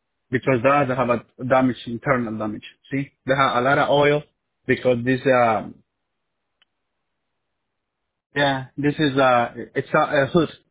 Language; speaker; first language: English; non-native, learner; Spanish